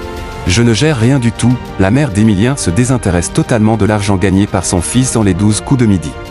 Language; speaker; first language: French; native; French